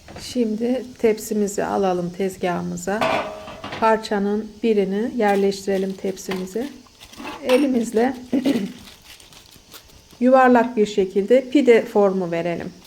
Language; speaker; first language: Turkish; native; Turkish